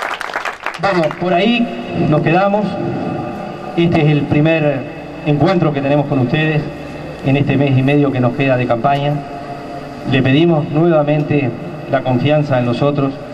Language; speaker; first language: Spanish; native; Spanish